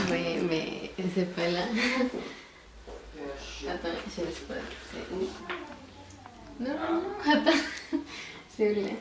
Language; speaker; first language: French; non-native, learner; Spanish